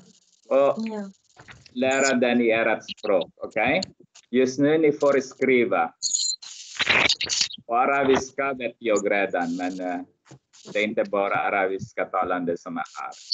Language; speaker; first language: Swedish; non-native, fluent; Arabic